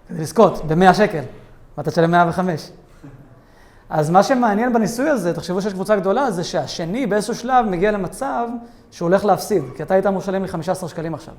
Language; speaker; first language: Hebrew; native; Hebrew